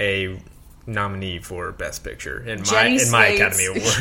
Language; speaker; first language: English; native; English